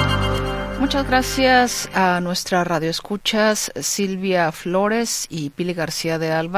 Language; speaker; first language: Spanish; native; Spanish